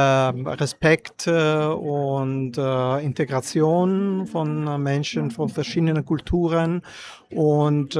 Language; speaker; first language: German; non-native, fluent; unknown